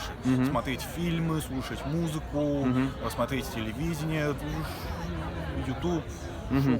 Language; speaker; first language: Russian; early bilingual, other home language; Bulgarian